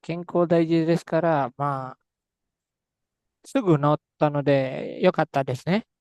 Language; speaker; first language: Japanese; non-native, fluent; Indonesian